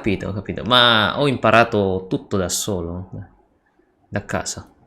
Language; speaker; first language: Italian; non-native, fluent; Indonesian